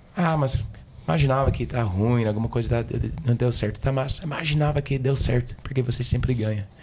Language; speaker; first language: Portuguese; non-native, learner; English